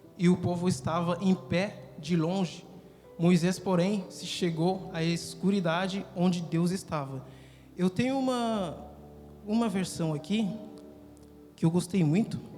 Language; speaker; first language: Portuguese; non-native, fluent; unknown